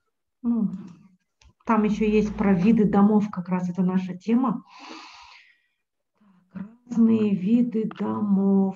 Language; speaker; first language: Russian; native; Russian